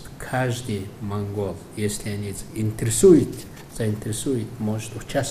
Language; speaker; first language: Russian; non-native, fluent; Mongolian